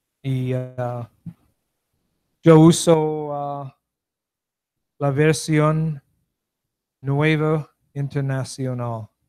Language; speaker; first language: Spanish; non-native, learner; English